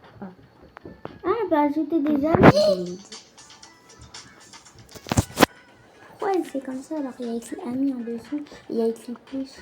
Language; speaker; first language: French; native; French